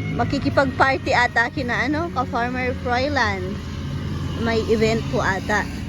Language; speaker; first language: Filipino; native; Filipino